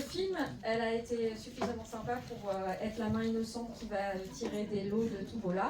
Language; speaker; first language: French; native; French